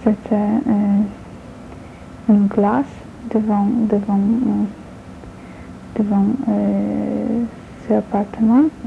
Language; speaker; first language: French; non-native, learner; Polish